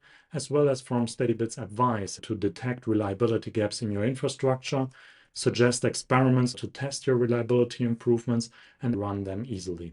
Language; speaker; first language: English; non-native, fluent; German